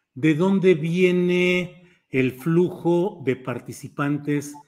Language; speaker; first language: Spanish; early bilingual, heritage; German